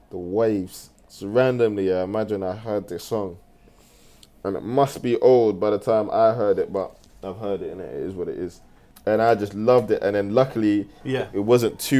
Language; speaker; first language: English; native; English